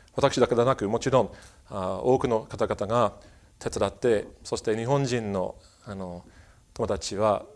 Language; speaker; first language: Japanese; non-native, fluent; English